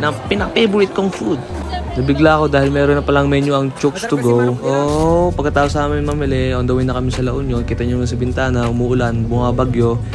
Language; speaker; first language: Filipino; early bilingual, heritage; Filipino